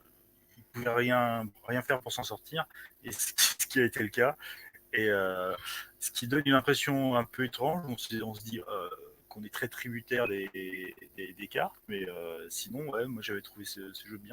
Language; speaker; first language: French; native; French